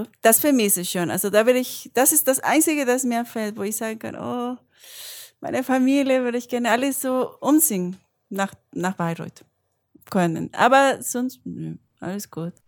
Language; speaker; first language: German; non-native, learner; Spanish